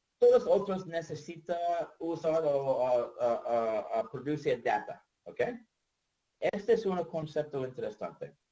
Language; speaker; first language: Spanish; non-native, learner; English